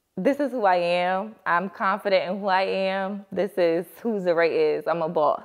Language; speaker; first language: English; native; English